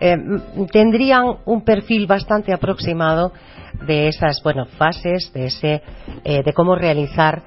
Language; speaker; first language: Spanish; native; Spanish